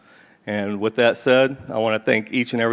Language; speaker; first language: English; native; English